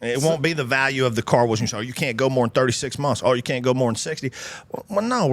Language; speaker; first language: English; native; English